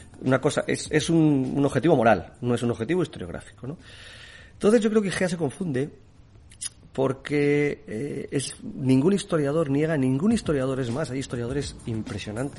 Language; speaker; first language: Spanish; native; Spanish